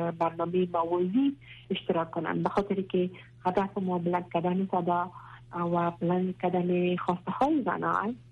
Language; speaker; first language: Persian; non-native, local second language; Pashto